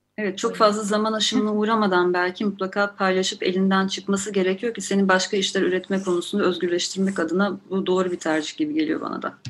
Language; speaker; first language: Turkish; native; Turkish